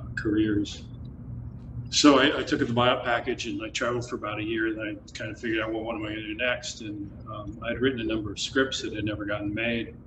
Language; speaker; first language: English; native; English